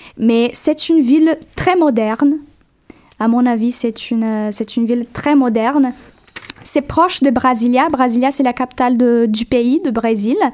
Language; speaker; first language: French; non-native, fluent; Portuguese